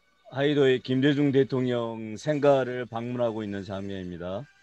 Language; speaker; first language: Korean; native; Korean